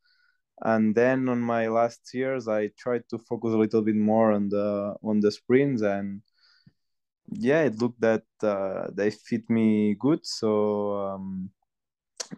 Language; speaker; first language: English; non-native, fluent; Spanish